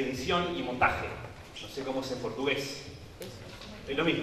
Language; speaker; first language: Spanish; native; Spanish